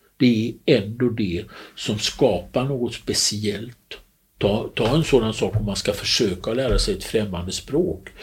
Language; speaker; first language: Swedish; native; Swedish